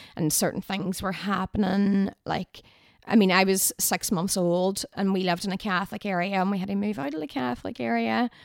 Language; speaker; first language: English; native; English